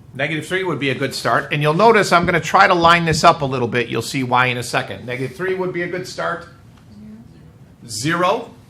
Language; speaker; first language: English; native; English